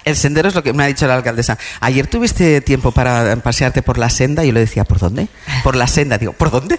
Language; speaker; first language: Spanish; native; Spanish